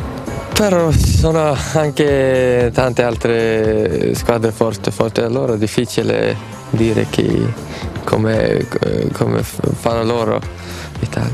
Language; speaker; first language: Italian; non-native, fluent; Swedish